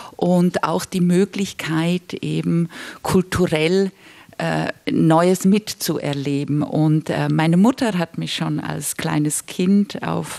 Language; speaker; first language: German; native; German